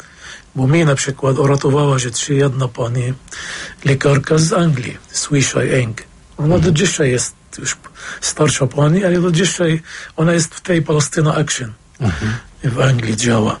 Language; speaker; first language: Polish; non-native, fluent; Arabic